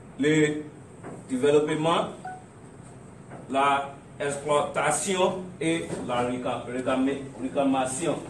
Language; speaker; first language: French; non-native, learner; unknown